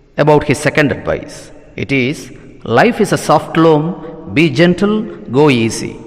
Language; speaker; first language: English; non-native, local second language; Tamil